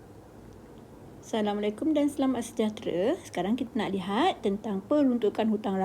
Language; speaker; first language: Malay; native; Malay